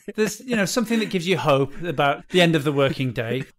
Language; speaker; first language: English; native; English